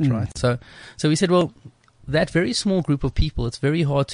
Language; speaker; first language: English; native; English